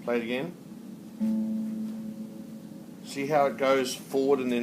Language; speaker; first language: English; native; English